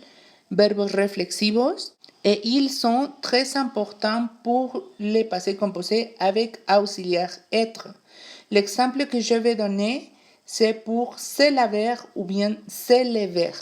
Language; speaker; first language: French; non-native, fluent; Spanish